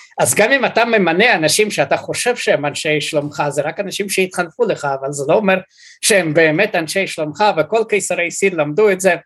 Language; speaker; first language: Hebrew; early bilingual, other home language; Russian